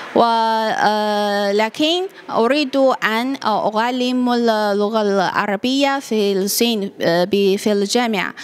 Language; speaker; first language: Arabic; non-native, learner; Chinese